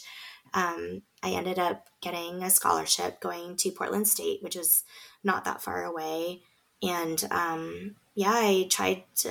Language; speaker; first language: English; native; English